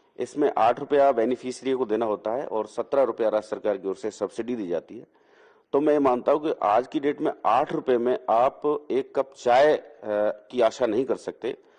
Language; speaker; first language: Hindi; native; Hindi